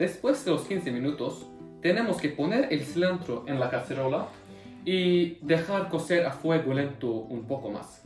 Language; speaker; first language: Spanish; non-native, learner; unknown